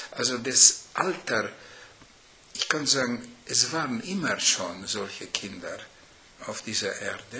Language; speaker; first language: German; non-native, fluent; Hungarian